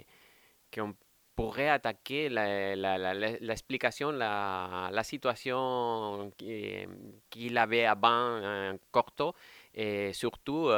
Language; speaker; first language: French; non-native, fluent; Spanish